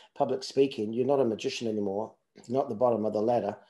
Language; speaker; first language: English; native; English